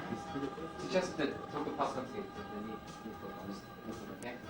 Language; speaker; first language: Russian; native; Russian